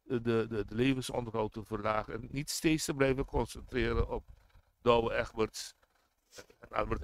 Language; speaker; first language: Dutch; non-native, local second language; Papiamento